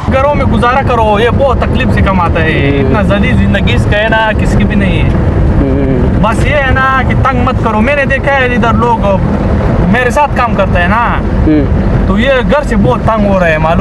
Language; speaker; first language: Hindi; non-native, fluent; Pashto